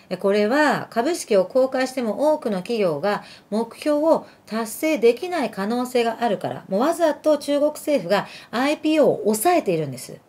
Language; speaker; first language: Japanese; early bilingual, other home language; Arabic